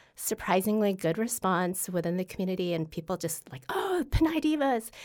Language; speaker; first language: English; early bilingual, other home language; Filipino